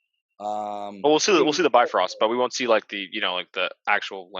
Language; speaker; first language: English; native; English